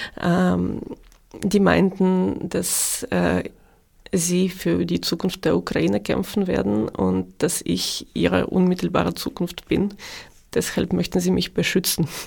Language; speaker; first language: German; non-native, fluent; Ukrainian